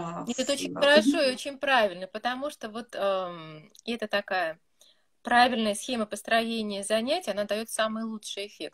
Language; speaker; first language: Russian; native; Russian